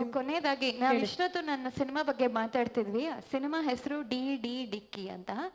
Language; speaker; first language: Kannada; native; Kannada